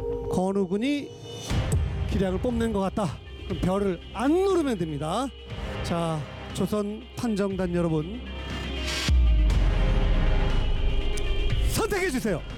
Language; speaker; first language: Korean; native; Korean